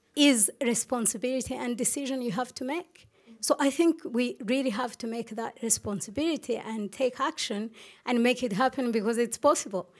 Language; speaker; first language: English; non-native, local second language; Kinyarwanda